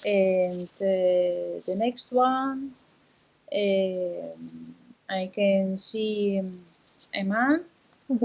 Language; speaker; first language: English; non-native, learner; Spanish